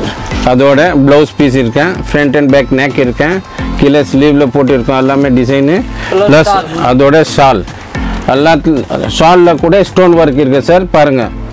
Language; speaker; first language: Tamil; non-native, local second language; Hindi